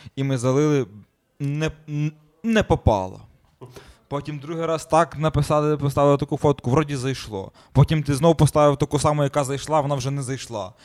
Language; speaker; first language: Ukrainian; native; Ukrainian